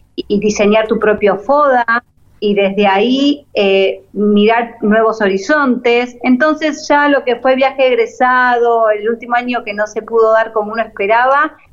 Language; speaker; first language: Spanish; native; Spanish